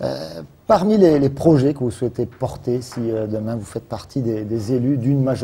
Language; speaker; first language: French; native; French